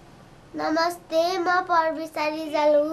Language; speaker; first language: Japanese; non-native, learner; Nepali